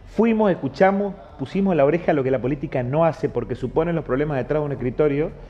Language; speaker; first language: Spanish; native; Spanish